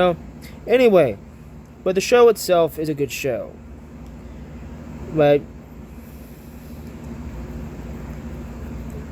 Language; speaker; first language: English; native; English